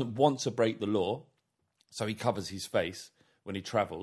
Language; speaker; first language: English; native; English